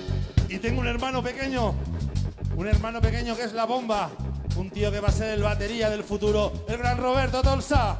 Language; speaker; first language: Spanish; native; Spanish